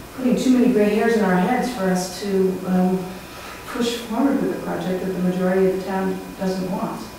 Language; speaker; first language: English; native; English